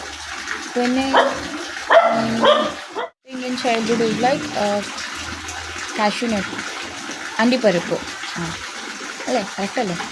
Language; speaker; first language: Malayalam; non-native, local second language; Telugu